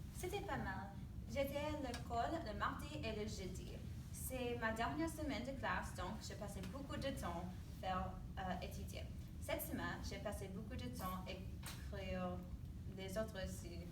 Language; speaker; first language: French; non-native, learner; English